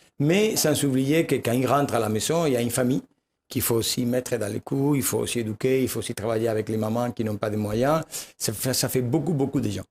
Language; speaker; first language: French; non-native, fluent; Spanish